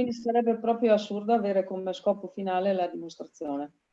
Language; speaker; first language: Italian; native; Italian